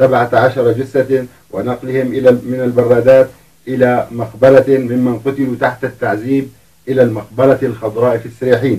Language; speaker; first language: Arabic; native; Arabic